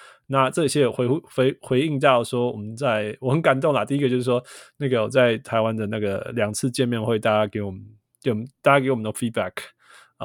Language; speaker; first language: Chinese; early bilingual, heritage; Chinese